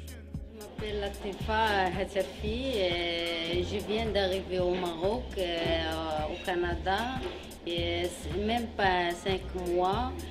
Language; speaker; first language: French; non-native, local second language; Arabic